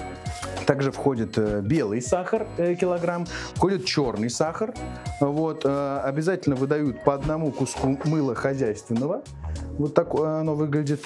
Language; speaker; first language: Russian; native; Russian